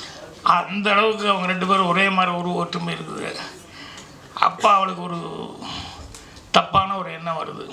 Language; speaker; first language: Tamil; native; Tamil